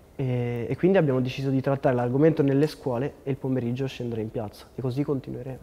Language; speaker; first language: Italian; native; Italian